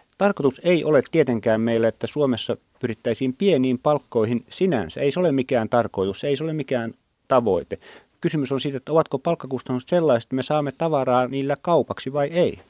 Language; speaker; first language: Finnish; native; Finnish